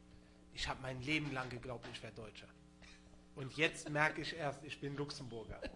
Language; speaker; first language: German; non-native, local second language; Luxembourgish